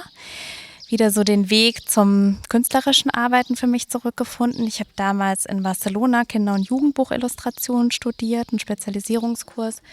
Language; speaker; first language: German; native; German